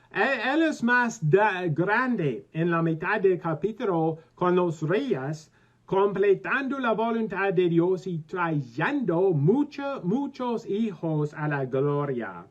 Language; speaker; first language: Spanish; non-native, learner; English